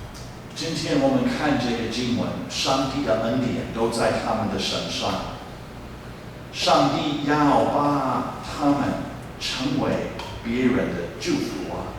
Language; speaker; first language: Chinese; non-native, fluent; English